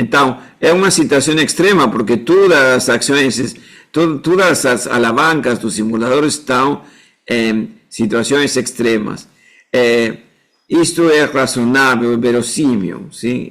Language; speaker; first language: Portuguese; non-native, fluent; Spanish